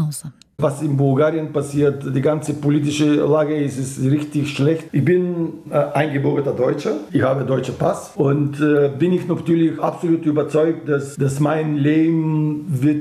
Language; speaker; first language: German; non-native, fluent; Bulgarian